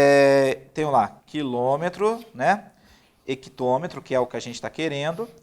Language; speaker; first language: Portuguese; native; Portuguese